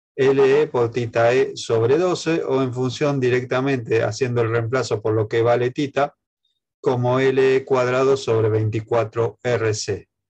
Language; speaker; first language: Spanish; native; Spanish